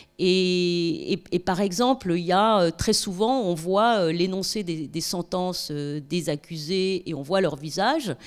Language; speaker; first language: French; native; French